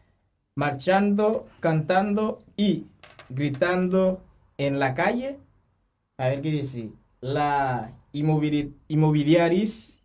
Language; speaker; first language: Spanish; non-native, learner; Haitian Creole